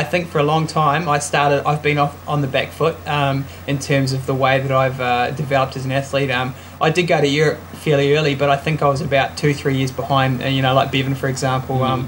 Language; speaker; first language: English; native; English